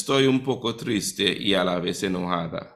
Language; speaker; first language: Spanish; non-native, fluent; English